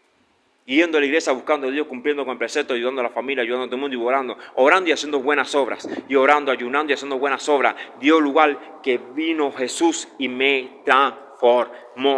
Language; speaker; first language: Spanish; native; Spanish